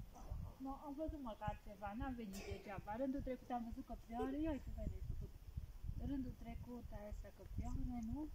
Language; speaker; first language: Romanian; early bilingual, heritage; Romanian